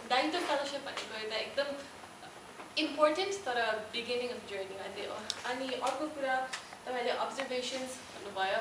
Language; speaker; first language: Nepali; early bilingual, heritage; Nepali